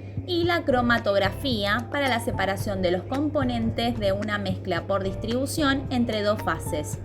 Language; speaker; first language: Spanish; native; Spanish